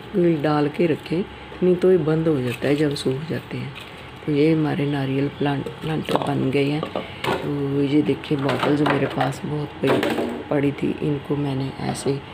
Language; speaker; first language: Hindi; non-native, local second language; Punjabi